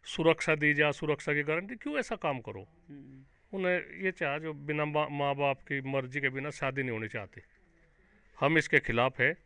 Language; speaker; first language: Hindi; native; Hindi